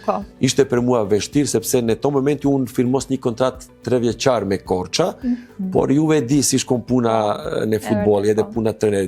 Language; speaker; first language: Albanian; non-native, learner; Serbian